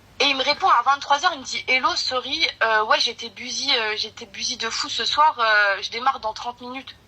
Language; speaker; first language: French; early bilingual, other home language; Arabic